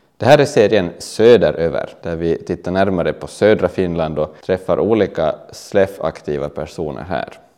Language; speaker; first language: Swedish; native; Swedish